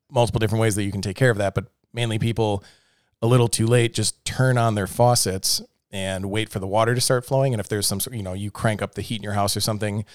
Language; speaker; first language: English; native; English